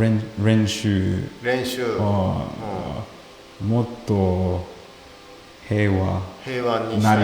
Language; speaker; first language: Japanese; non-native, learner; English